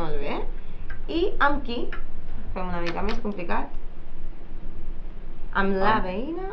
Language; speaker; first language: Catalan; native; Catalan